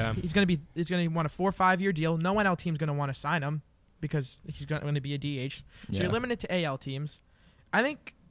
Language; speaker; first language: English; native; English